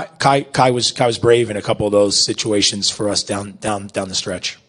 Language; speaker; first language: English; native; English